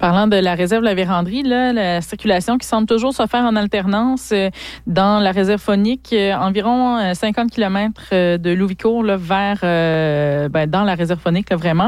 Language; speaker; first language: French; native; French